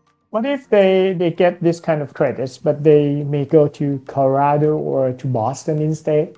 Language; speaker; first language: English; non-native, fluent; Thai